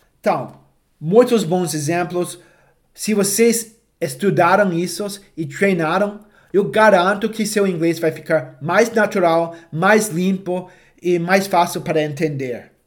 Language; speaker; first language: Portuguese; non-native, fluent; English